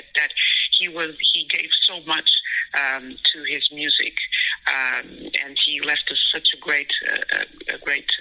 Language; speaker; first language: English; non-native, fluent; Portuguese